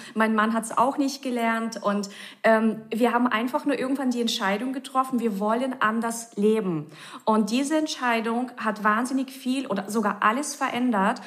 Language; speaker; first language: German; native; German